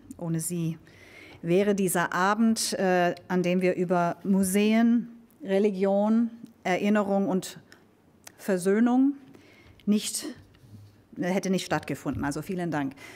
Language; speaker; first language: German; native; German